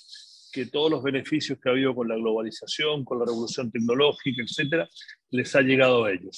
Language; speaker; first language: Spanish; native; Spanish